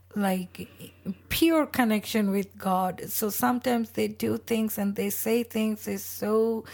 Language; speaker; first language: English; non-native, local second language; Bangla